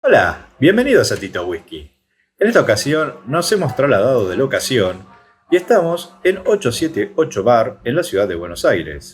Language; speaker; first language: Spanish; native; Spanish